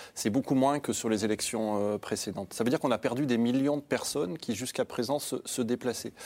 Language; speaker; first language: French; native; French